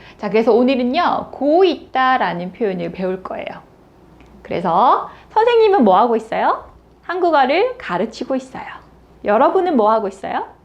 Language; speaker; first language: Korean; native; Korean